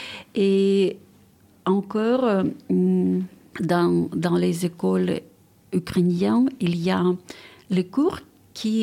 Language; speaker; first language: French; non-native, fluent; Ukrainian